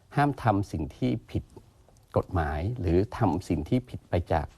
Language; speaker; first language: Thai; non-native, local second language; Chinese